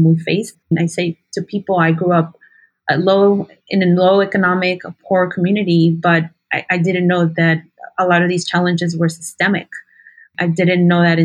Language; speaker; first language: English; early bilingual, other home language; Spanish